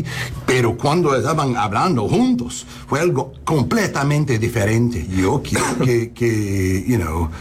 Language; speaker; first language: Spanish; non-native, learner; English